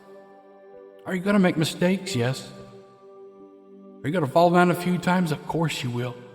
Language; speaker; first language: English; native; English